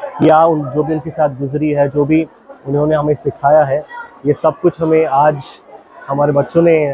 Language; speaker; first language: Urdu; native; Urdu